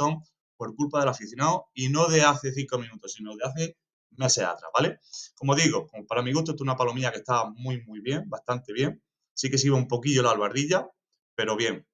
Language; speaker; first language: Spanish; native; Spanish